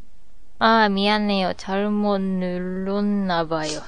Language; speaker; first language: Korean; non-native, learner; Japanese